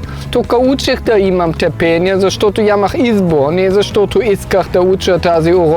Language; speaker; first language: Bulgarian; non-native, fluent; German